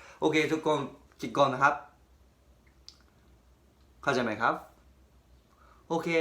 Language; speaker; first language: Thai; non-native, fluent; Japanese